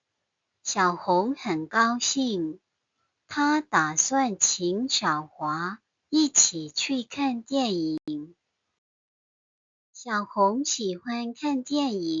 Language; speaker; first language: Chinese; non-native, fluent; Burmese